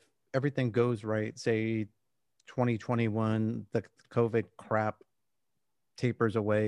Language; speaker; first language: English; native; English